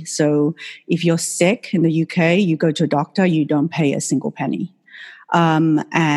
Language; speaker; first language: English; non-native, fluent; Chinese